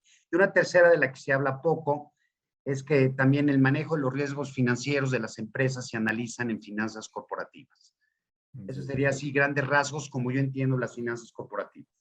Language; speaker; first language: Spanish; native; Spanish